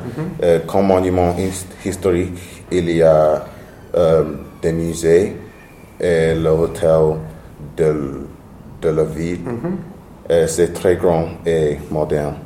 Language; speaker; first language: French; non-native, learner; English